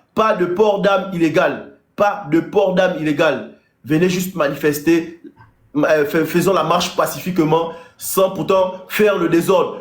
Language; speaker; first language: French; native; French